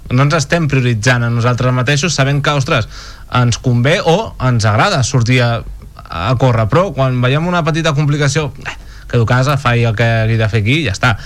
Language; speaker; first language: Catalan; native; Catalan